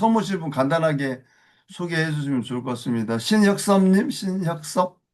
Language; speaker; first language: Korean; native; Korean